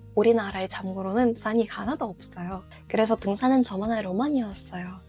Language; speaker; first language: Korean; non-native, fluent; Russian